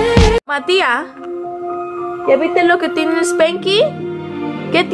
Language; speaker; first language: Spanish; early bilingual, heritage; Spanish